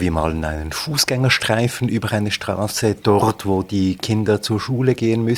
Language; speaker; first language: German; native; German